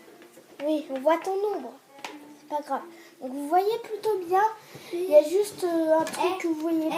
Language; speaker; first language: French; native; French